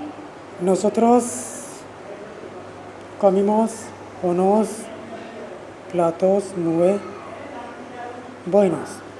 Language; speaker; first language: Spanish; non-native, learner; Urdu